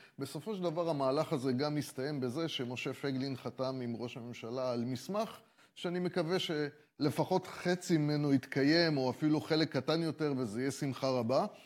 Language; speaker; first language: Hebrew; native; Hebrew